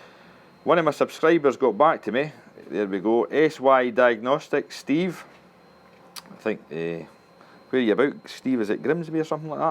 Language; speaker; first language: English; native; English